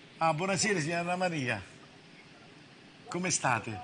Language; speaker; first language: Italian; native; Italian